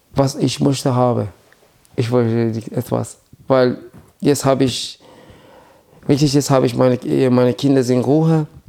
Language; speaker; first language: German; non-native, learner; Persian